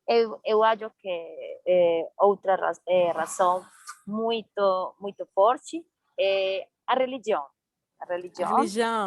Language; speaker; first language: Portuguese; non-native, learner; Spanish